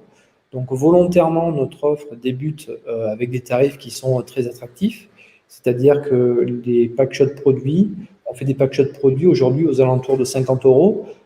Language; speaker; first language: French; native; French